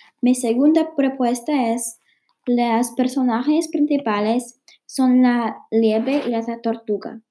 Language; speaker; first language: Spanish; non-native, learner; English